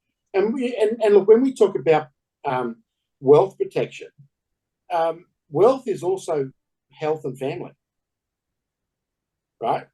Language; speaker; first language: English; native; English